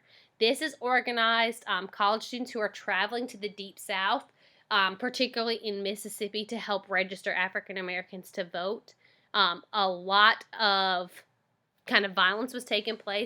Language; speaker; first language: English; native; English